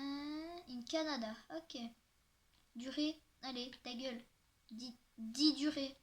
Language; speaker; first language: French; native; French